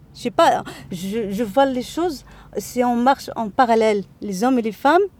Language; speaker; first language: French; non-native, local second language; Arabic